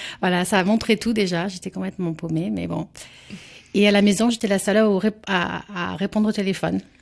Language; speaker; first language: French; native; French